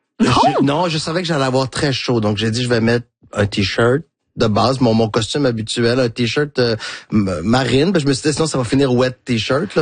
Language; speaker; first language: French; native; French